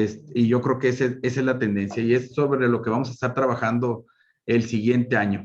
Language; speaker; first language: Spanish; native; Spanish